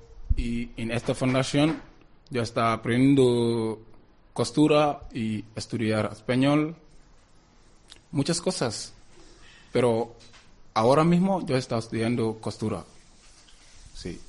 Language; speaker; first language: Spanish; non-native, learner; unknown